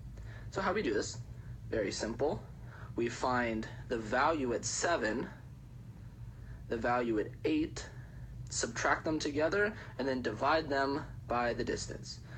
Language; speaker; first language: English; native; English